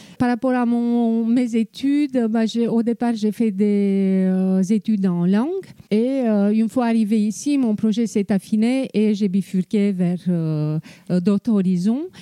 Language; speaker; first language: French; non-native, fluent; Romanian